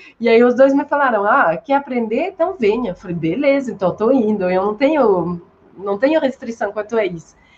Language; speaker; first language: Portuguese; non-native, fluent; French